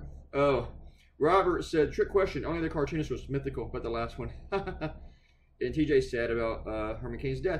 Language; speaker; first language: English; native; English